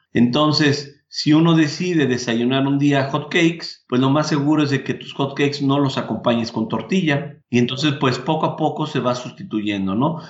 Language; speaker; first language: Spanish; native; Spanish